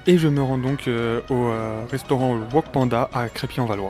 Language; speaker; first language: French; native; French